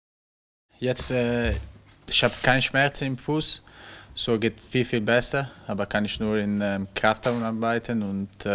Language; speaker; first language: German; non-native, learner; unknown